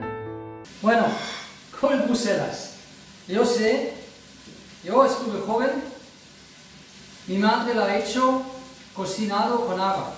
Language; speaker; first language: Spanish; non-native, fluent; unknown